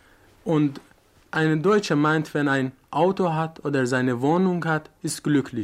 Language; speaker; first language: German; non-native, learner; Persian